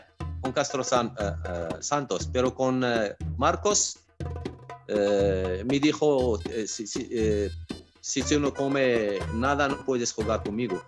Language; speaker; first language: Spanish; non-native, fluent; Arabic